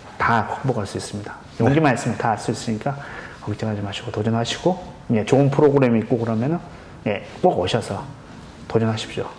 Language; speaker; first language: Korean; native; Korean